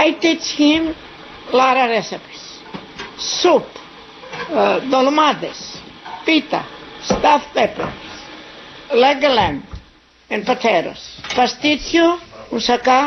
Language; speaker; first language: English; non-native, learner; Greek